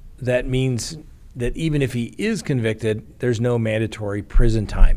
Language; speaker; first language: English; native; English